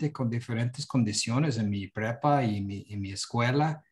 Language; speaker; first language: Spanish; non-native, fluent; English